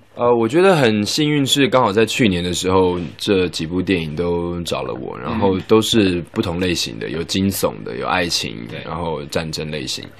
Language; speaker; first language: Chinese; native; Chinese